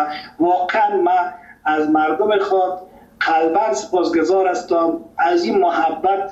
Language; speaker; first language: Persian; native; Persian